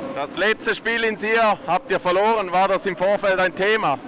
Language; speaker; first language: German; native; German